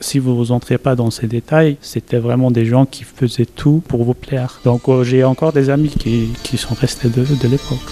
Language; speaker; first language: French; non-native, fluent; Kurdish